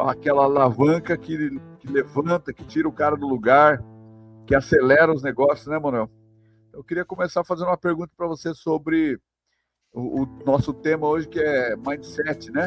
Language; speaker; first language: Portuguese; native; Portuguese